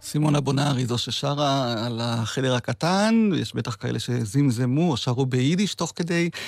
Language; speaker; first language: Hebrew; native; Hebrew